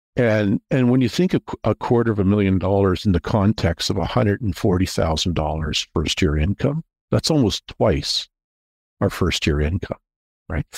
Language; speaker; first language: English; native; English